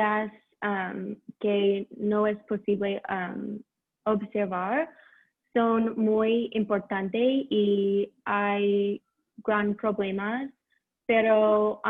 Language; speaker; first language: Spanish; non-native, learner; English